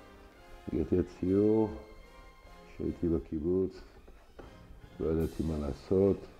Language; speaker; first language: Hebrew; non-native, fluent; French